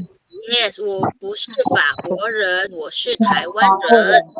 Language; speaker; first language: Chinese; non-native, fluent; Filipino